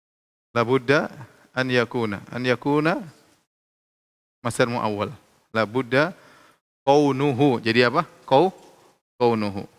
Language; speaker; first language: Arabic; non-native, fluent; Indonesian